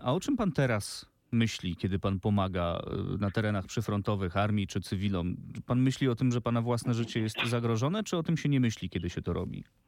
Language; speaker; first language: Polish; native; Polish